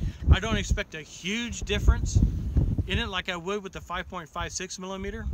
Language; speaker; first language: English; native; English